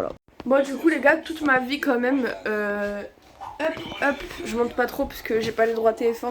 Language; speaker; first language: French; native; French